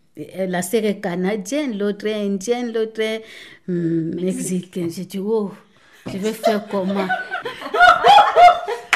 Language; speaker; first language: French; non-native, fluent; Tamil